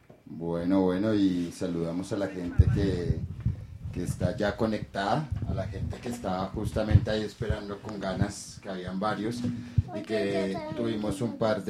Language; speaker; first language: Spanish; native; Spanish